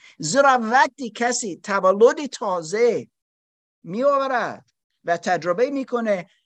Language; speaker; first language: Persian; non-native, learner; German